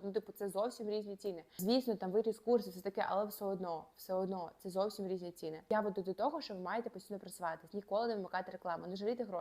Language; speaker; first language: Ukrainian; native; Ukrainian